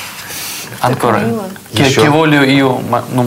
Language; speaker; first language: Italian; non-native, learner; Russian